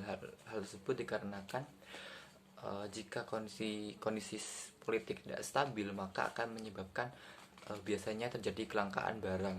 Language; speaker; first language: Indonesian; native; Indonesian